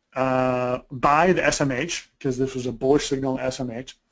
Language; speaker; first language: English; native; English